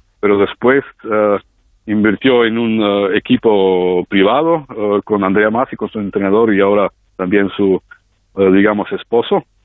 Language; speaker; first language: Spanish; non-native, fluent; Slovenian